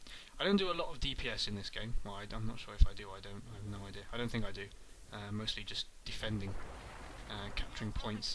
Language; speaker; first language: English; native; English